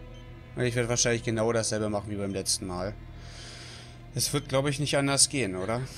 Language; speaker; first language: German; native; German